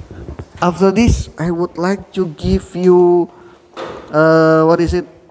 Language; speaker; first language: English; non-native, fluent; Indonesian